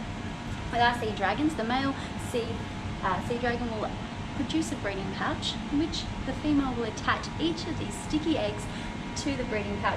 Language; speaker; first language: English; native; English